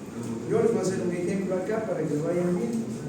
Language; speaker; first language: Spanish; native; Spanish